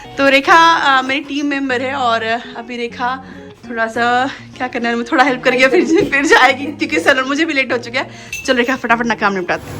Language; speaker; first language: Hindi; native; Hindi